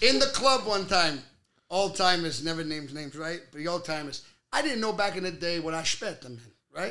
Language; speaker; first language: English; native; English